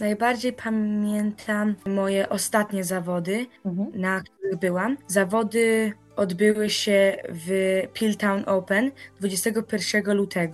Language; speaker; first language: Polish; early bilingual, heritage; Polish